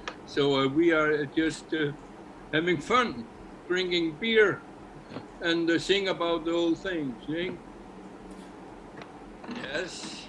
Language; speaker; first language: English; non-native, learner; Icelandic